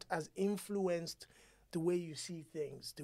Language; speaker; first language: English; non-native, local second language; Yoruba